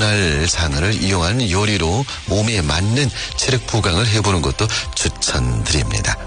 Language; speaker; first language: Korean; native; Korean